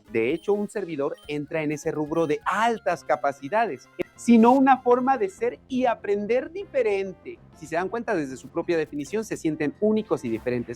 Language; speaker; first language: Spanish; native; Spanish